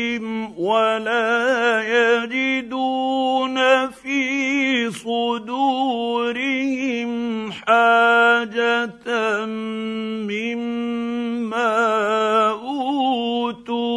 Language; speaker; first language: Arabic; native; Arabic